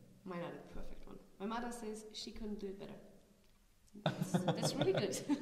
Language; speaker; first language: English; non-native, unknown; German